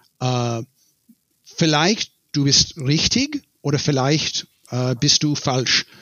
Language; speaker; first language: German; non-native, learner; English